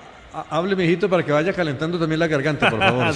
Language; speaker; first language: Spanish; native; Spanish